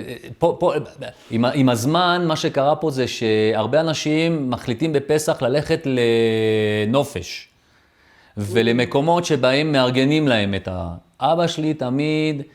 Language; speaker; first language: Hebrew; early bilingual, other home language; French